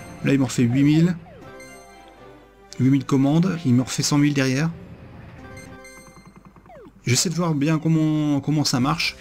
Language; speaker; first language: French; native; French